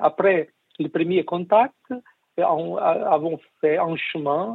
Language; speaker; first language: French; non-native, learner; Portuguese